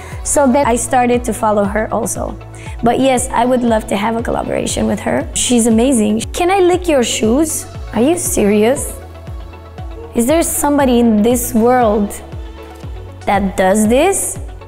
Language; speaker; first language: English; non-native, fluent; Romanian